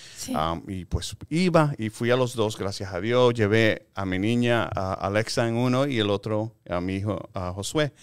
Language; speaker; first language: Spanish; early bilingual, heritage; Spanish